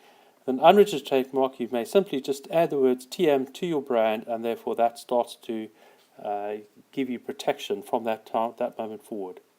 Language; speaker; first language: English; native; English